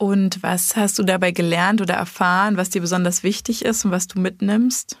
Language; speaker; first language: German; native; German